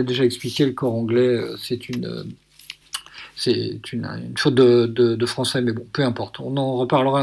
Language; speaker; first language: French; native; French